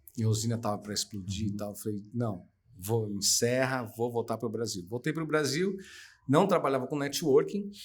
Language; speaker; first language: Portuguese; native; Portuguese